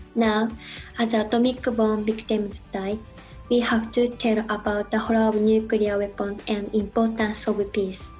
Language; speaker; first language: English; non-native, learner; Japanese